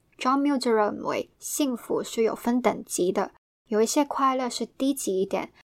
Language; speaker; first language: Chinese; non-native, local second language; Cantonese